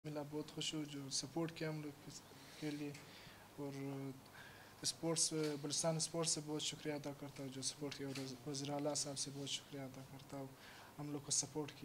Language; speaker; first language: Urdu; non-native, local second language; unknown